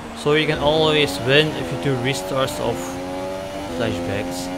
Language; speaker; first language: English; non-native, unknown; Dutch